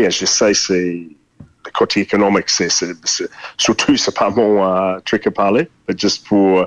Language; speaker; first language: French; non-native, fluent; English